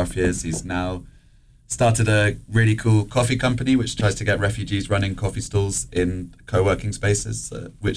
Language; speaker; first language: English; native; English